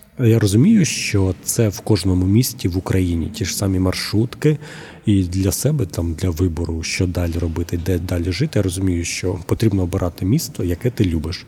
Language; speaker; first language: Ukrainian; native; Ukrainian